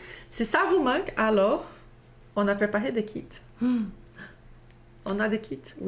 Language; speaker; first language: French; non-native, fluent; Portuguese